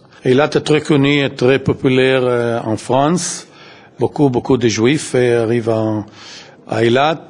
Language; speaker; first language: French; non-native, fluent; Hebrew